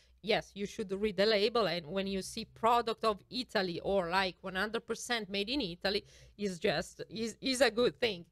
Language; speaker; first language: English; non-native, fluent; Italian